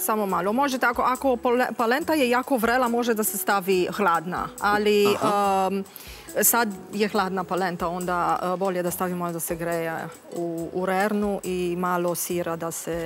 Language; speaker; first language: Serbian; non-native, learner; Romanian